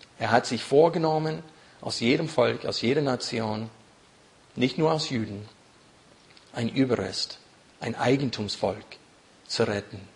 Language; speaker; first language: German; non-native, fluent; English